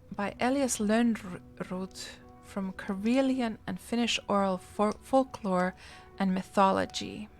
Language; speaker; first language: English; non-native, fluent; Finnish